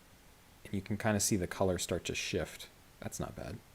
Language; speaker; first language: English; native; English